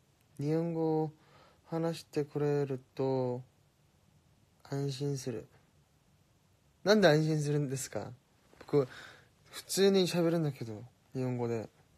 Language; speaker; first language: Japanese; non-native, fluent; Korean